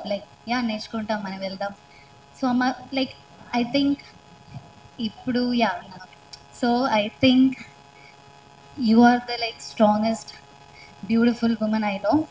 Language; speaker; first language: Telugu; non-native, learner; Malayalam